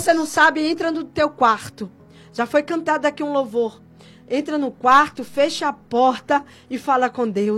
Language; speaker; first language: Portuguese; native; Portuguese